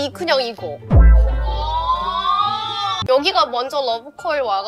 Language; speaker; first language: Korean; non-native, fluent; Thai